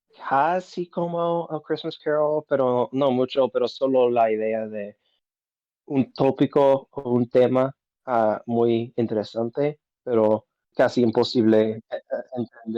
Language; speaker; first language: Spanish; non-native, learner; English